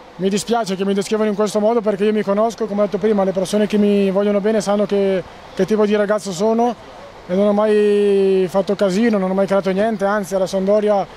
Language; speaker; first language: Italian; native; Italian